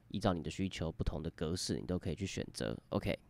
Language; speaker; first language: Chinese; native; Chinese